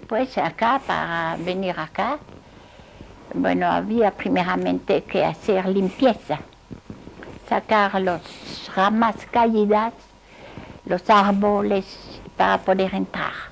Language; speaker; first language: Spanish; non-native, fluent; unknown